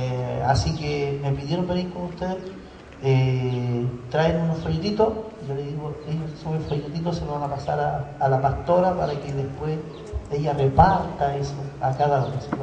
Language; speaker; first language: Spanish; native; Spanish